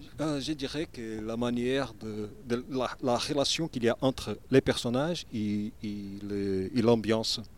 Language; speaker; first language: French; non-native, learner; Portuguese